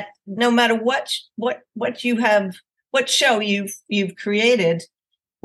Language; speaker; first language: English; native; English